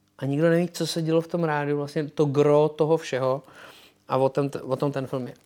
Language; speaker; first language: Czech; native; Czech